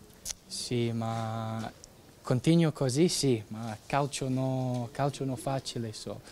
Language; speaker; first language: Italian; non-native, learner; English